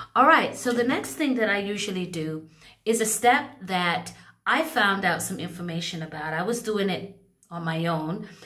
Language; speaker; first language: English; native; English